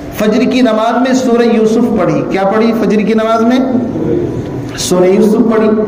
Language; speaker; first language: Urdu; native; Urdu